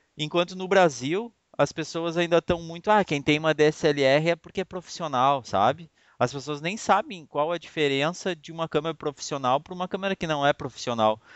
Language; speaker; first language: Portuguese; native; Portuguese